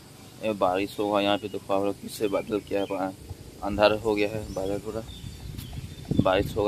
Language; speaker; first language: Hindi; non-native, local second language; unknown